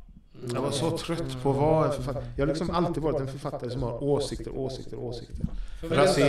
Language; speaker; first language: Swedish; native; Swedish